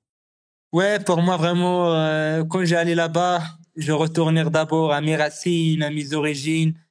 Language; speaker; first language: French; non-native, learner; Arabic